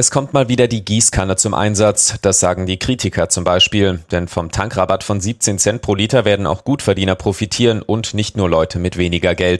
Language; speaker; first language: German; native; German